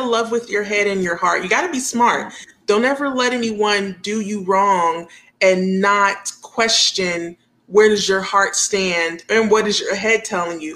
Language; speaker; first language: English; native; English